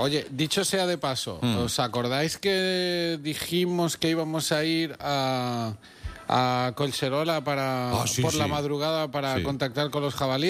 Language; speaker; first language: Spanish; native; Spanish